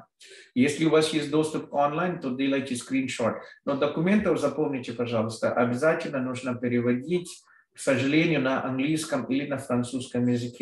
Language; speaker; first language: Russian; non-native, fluent; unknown